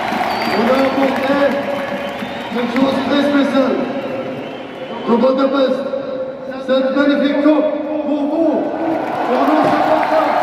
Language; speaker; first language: French; non-native, fluent; Arabic